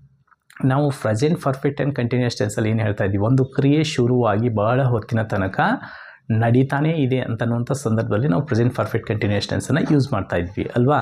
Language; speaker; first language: Kannada; native; Kannada